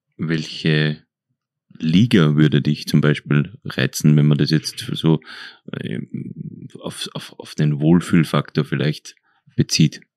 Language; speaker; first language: German; native; German